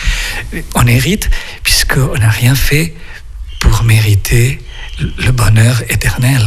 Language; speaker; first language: French; non-native, fluent; Spanish